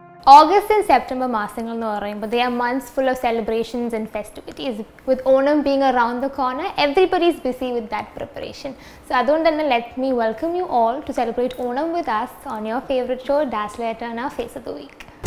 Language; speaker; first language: English; non-native, local second language; Malayalam